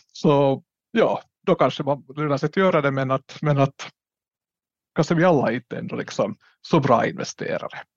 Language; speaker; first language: Swedish; native; Swedish